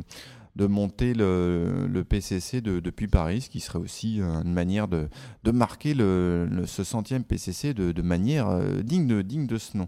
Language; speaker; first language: French; native; French